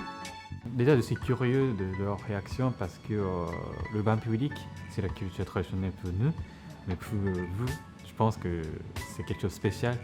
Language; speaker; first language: French; non-native, fluent; Japanese